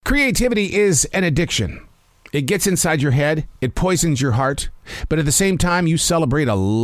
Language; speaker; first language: English; native; English